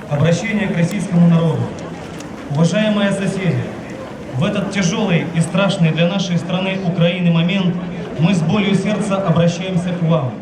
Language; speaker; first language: Russian; native; Russian